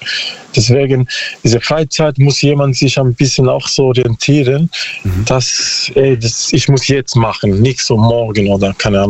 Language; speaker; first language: German; non-native, learner; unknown